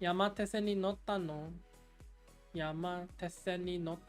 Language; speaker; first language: Japanese; non-native, learner; English